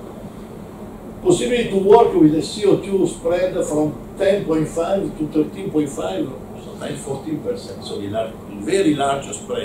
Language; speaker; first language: English; non-native, learner; Italian